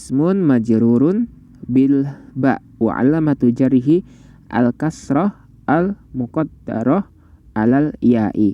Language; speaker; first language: Arabic; non-native, fluent; Indonesian